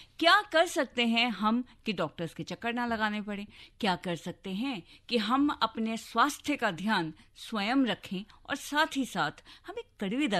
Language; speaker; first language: Hindi; native; Hindi